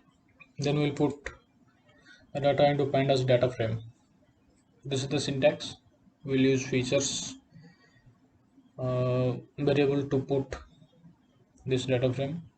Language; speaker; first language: English; non-native, local second language; Odia